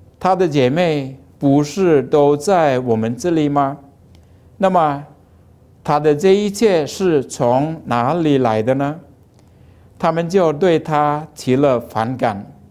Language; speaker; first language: Chinese; non-native, fluent; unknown